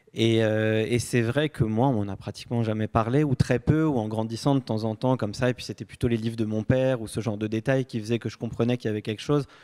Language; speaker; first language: French; native; French